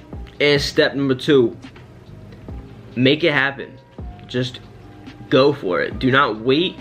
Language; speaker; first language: English; native; English